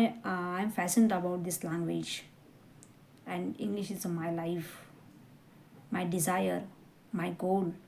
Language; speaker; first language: English; non-native, learner; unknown